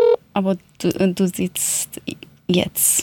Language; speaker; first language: German; non-native, learner; Persian